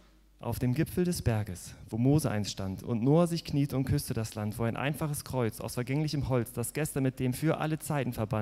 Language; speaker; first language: German; native; German